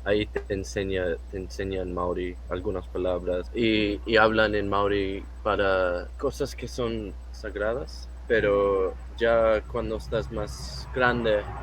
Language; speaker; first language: Spanish; non-native, fluent; English